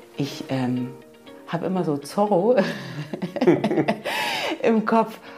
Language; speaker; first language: German; native; German